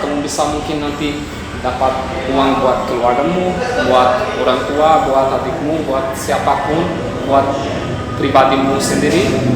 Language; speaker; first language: Indonesian; non-native, fluent; Portuguese